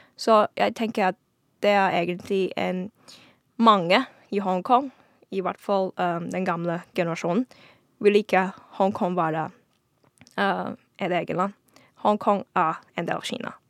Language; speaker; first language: Norwegian; non-native, fluent; Cantonese